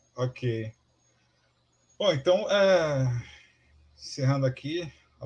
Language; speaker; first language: Portuguese; native; Portuguese